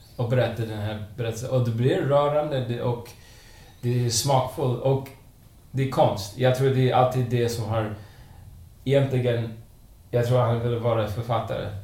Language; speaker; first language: Swedish; non-native, fluent; English